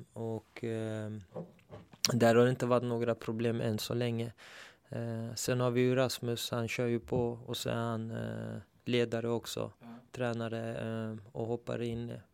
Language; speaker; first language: Swedish; early bilingual, other home language; Turkish